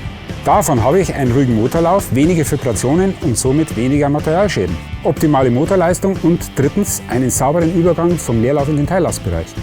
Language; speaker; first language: German; native; German